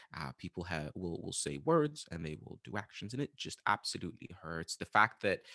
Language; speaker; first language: English; non-native, fluent; Arabic